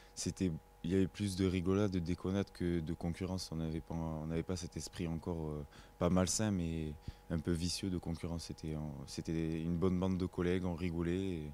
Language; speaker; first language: French; native; French